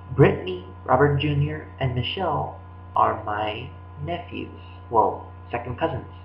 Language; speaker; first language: English; early bilingual, other home language; Spanish